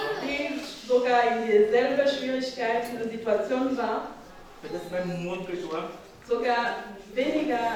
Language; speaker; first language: German; non-native, learner; French